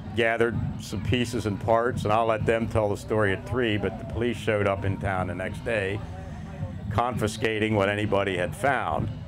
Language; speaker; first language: English; native; English